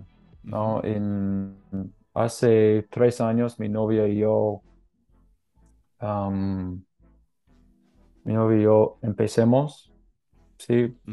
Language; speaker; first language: Spanish; non-native, learner; English